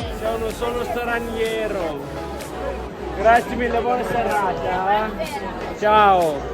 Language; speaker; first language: Italian; non-native, learner; English